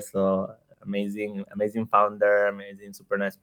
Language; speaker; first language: English; non-native, fluent; Italian